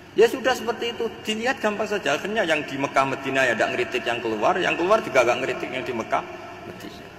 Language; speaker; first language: Indonesian; non-native, local second language; Javanese